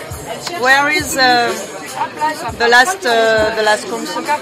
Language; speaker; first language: English; non-native, learner; French